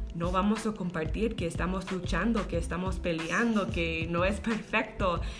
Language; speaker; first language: Spanish; non-native, fluent; English